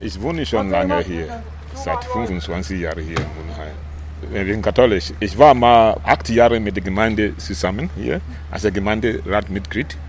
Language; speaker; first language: German; non-native, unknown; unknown